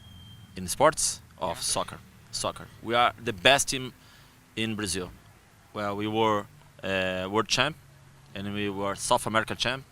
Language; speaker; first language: English; non-native, learner; Portuguese